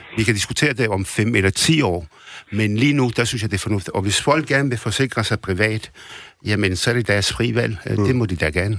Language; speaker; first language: Danish; early bilingual, other home language; Arabic